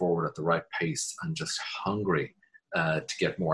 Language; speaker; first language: English; native; English